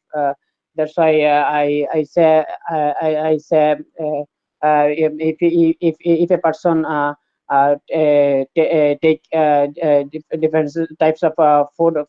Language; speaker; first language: English; non-native, learner; Bangla